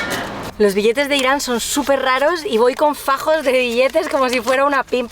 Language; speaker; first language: Spanish; native; Spanish